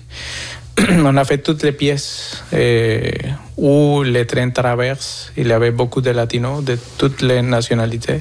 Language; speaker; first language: French; non-native, fluent; Spanish